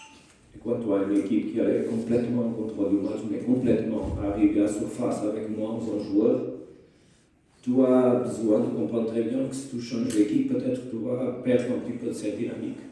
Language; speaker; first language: French; non-native, fluent; Portuguese